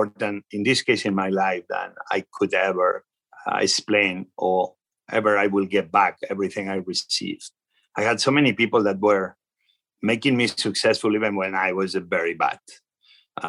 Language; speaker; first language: English; non-native, fluent; Spanish